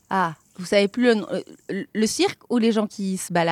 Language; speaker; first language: French; native; French